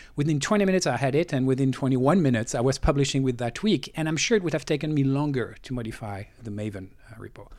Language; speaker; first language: English; non-native, fluent; French